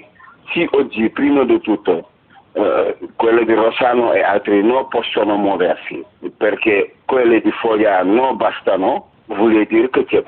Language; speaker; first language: Italian; non-native, fluent; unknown